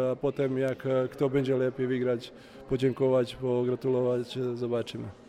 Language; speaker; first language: Polish; non-native, learner; Serbian